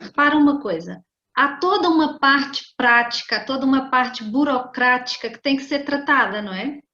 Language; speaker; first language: Portuguese; native; Portuguese